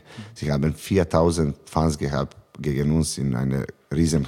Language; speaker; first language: German; non-native, fluent; Serbian